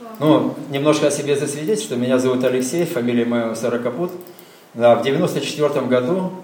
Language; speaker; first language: Russian; native; Russian